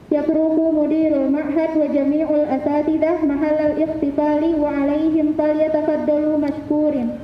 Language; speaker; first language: Arabic; non-native, learner; Indonesian